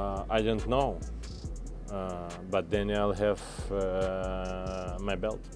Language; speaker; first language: English; non-native, learner; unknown